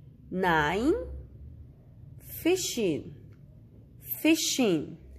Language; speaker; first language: English; non-native, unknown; Spanish